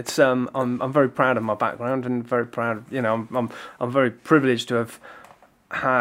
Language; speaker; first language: English; native; English